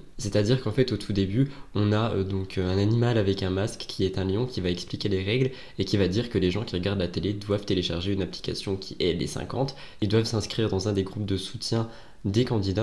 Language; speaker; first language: French; native; French